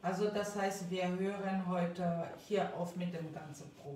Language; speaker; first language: German; non-native, fluent; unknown